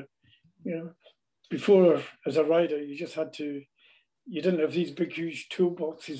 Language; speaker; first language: English; native; English